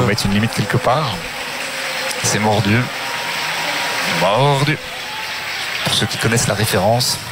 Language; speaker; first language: French; native; French